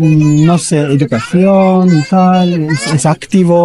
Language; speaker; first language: Spanish; non-native, learner; Turkish